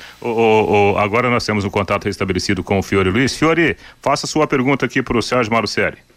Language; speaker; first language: Portuguese; native; Portuguese